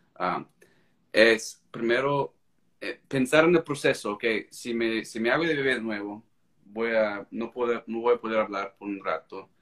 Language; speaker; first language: Spanish; non-native, fluent; English